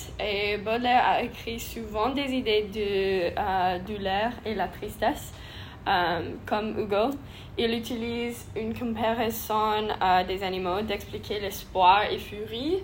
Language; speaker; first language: French; non-native, learner; English